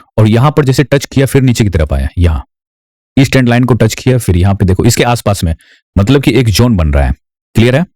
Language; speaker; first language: Hindi; native; Hindi